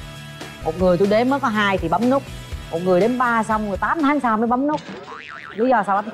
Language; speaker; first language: Vietnamese; native; Vietnamese